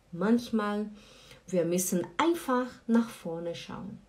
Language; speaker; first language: German; non-native, fluent; Portuguese